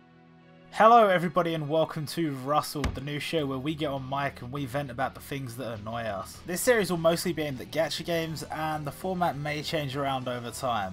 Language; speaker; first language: English; native; English